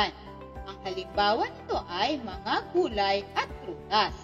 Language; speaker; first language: Filipino; native; Filipino